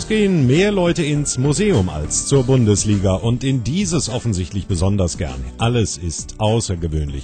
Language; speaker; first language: German; native; German